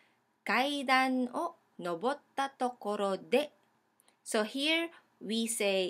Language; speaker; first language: Japanese; non-native, fluent; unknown